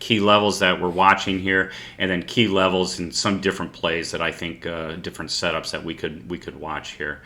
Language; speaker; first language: English; native; English